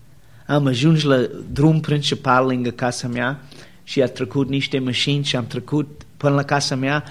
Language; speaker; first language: Romanian; non-native, learner; English